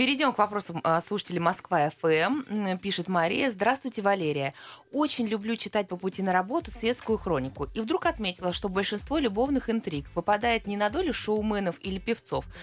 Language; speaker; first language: Russian; native; Russian